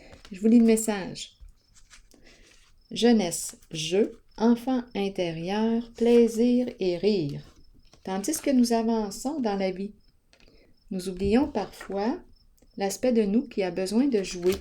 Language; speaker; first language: French; native; French